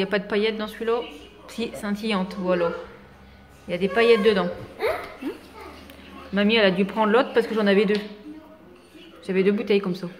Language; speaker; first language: French; native; French